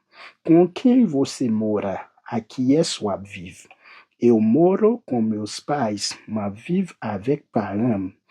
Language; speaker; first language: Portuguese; non-native, learner; Haitian Creole